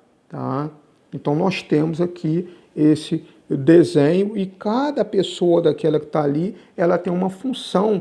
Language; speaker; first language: Portuguese; native; Portuguese